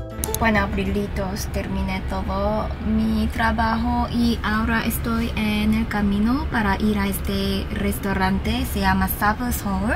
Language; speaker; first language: Spanish; non-native, fluent; Korean